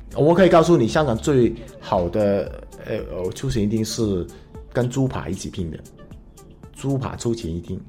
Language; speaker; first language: Chinese; non-native, local second language; Cantonese